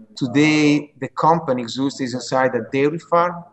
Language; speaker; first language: English; non-native, fluent; Italian